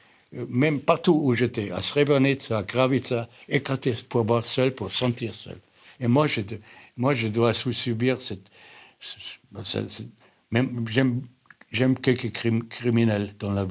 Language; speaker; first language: French; non-native, fluent; German